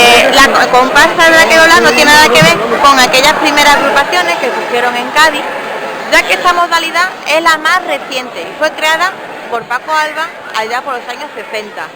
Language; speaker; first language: Spanish; native; Spanish